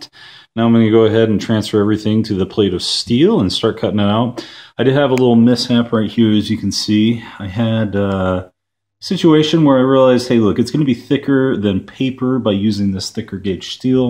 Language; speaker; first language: English; native; English